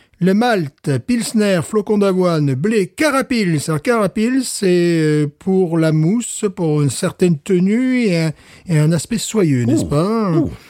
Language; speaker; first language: French; native; French